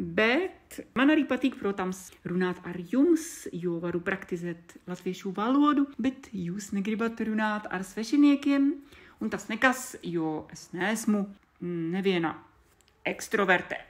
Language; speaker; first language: Latvian; non-native, fluent; Czech